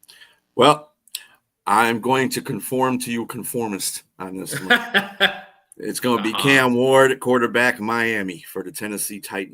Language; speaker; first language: English; native; English